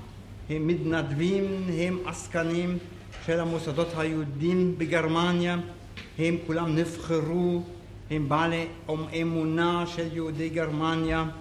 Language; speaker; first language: Hebrew; non-native, fluent; German